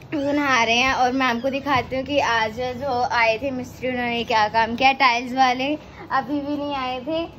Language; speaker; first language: Hindi; non-native, local second language; Punjabi